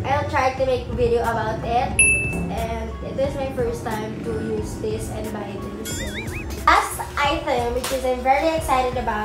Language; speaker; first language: English; non-native, local second language; Filipino